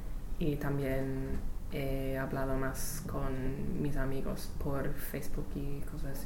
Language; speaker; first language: Spanish; non-native, learner; English